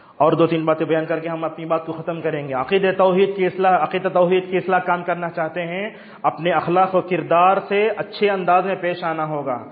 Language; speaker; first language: Urdu; native; Urdu